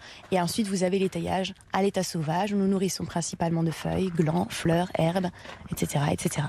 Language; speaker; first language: French; native; French